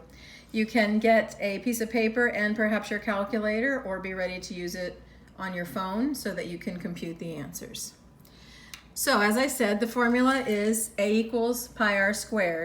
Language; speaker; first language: English; native; English